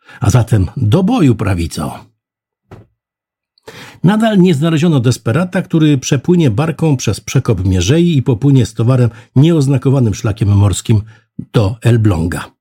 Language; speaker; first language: Polish; native; Polish